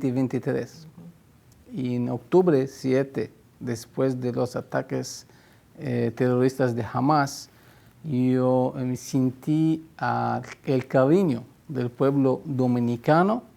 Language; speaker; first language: Spanish; non-native, fluent; Hebrew